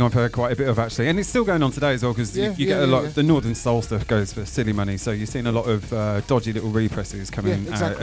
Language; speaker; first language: English; native; English